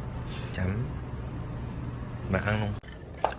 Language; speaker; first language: Vietnamese; non-native, learner; Korean